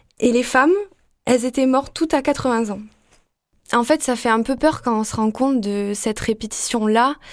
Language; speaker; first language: French; native; French